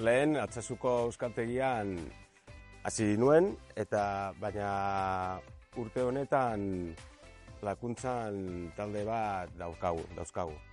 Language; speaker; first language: Basque; non-native, learner; Spanish